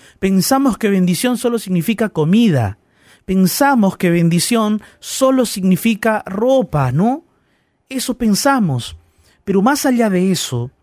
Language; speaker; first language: Spanish; native; Spanish